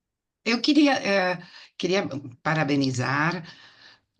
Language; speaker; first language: Portuguese; non-native, fluent; Spanish